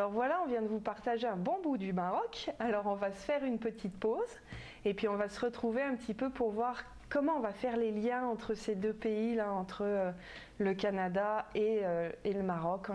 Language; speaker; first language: French; native; French